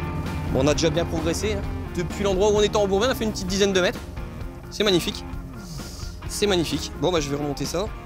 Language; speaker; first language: French; native; French